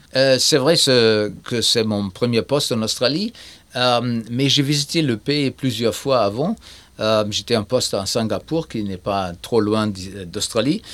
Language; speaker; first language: French; non-native, fluent; German